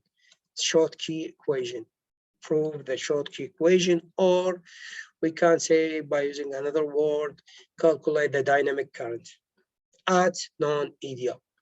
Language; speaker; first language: English; non-native, local second language; Arabic